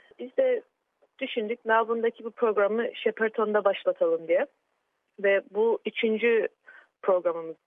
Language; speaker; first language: Turkish; early bilingual, heritage; Turkish